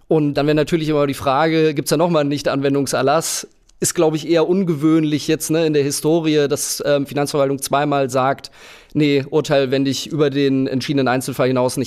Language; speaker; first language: German; native; German